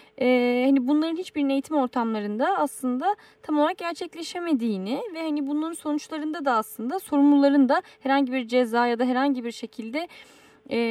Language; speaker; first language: Turkish; native; Turkish